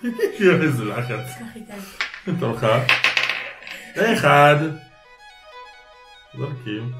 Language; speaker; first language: Hebrew; native; Hebrew